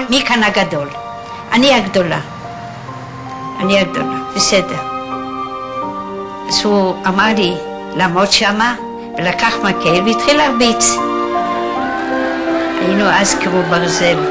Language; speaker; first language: Hebrew; non-native, fluent; Yiddish